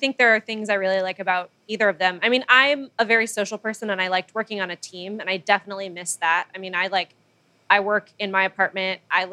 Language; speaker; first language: English; non-native, local second language; Filipino